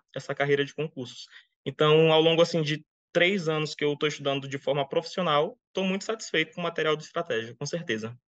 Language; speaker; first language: Portuguese; native; Portuguese